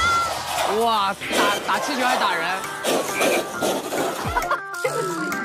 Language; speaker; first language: Chinese; native; Chinese